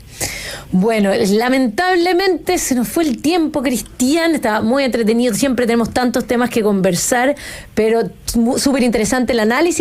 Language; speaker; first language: Spanish; native; Spanish